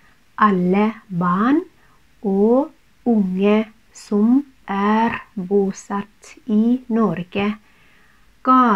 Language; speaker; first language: Norwegian; non-native, fluent; Thai